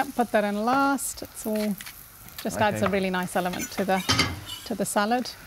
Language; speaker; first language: English; non-native, local second language; Gujarati